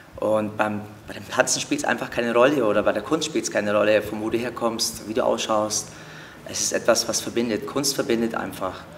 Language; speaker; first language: German; early bilingual, other home language; Turkish